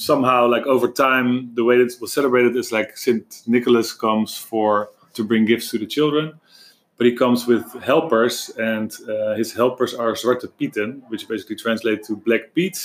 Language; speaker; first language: English; non-native, fluent; Dutch